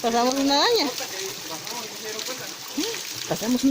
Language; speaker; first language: Spanish; native; Spanish